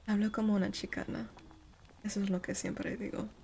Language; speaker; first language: Spanish; non-native, learner; English